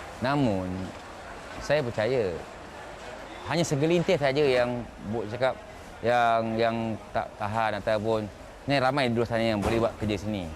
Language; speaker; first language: Malay; native; Malay